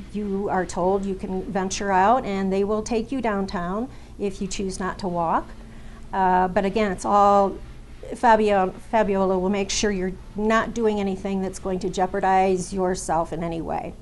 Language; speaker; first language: English; native; English